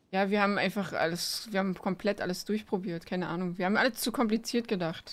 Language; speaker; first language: German; native; German